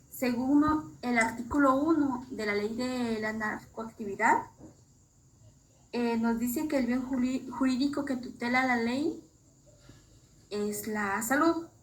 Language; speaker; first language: Spanish; native; Spanish